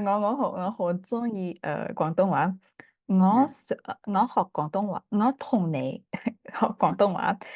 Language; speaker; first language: Chinese; non-native, learner; English